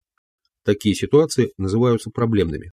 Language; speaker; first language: Russian; native; Russian